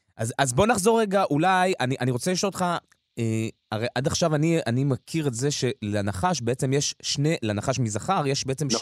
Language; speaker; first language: Hebrew; early bilingual, other home language; Russian